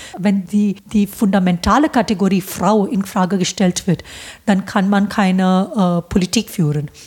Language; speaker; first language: German; non-native, fluent; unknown